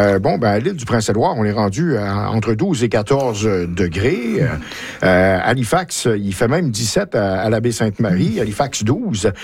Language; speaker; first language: French; native; French